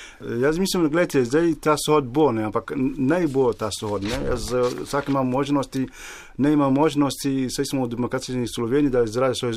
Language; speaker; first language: Slovenian; non-native, fluent; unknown